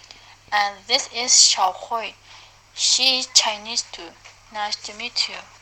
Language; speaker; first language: English; non-native, learner; Uyghur